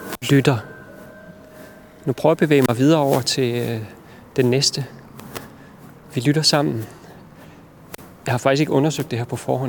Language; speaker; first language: Danish; native; Danish